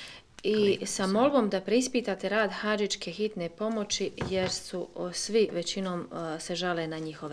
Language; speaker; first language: Serbian; native; Serbian